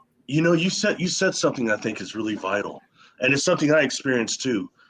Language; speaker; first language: English; native; English